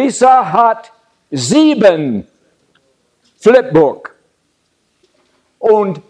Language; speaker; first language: German; non-native, learner; English